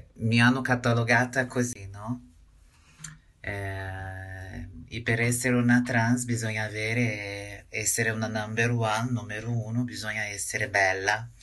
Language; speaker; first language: Italian; non-native, fluent; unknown